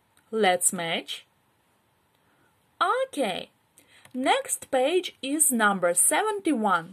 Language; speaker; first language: English; non-native, fluent; Ukrainian